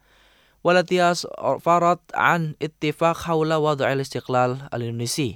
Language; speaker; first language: Arabic; native; Arabic